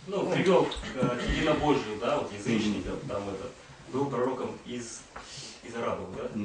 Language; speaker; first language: Russian; native; Russian